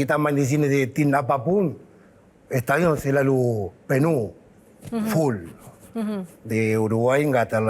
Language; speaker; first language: Indonesian; non-native, fluent; Spanish